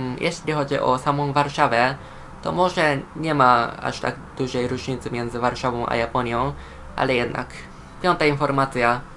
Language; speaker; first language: Polish; non-native, fluent; Japanese